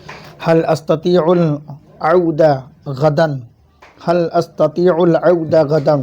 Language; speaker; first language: Arabic; non-native, fluent; Urdu